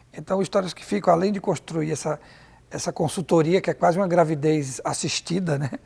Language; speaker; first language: Portuguese; native; Portuguese